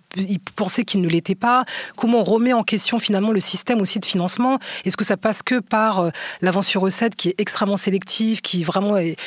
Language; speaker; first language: French; native; French